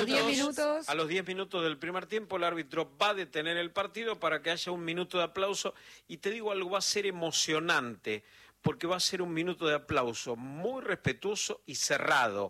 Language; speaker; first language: Spanish; native; Spanish